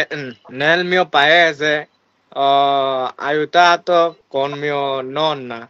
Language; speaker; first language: Italian; non-native, learner; Bangla